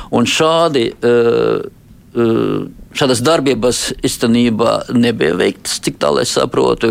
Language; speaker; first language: Latvian; non-native, local second language; Russian